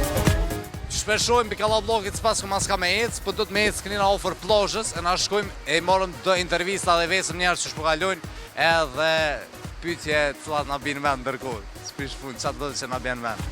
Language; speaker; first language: Albanian; native; Albanian